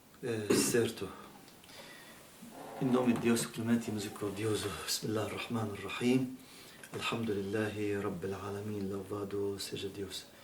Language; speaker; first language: Portuguese; non-native, learner; Arabic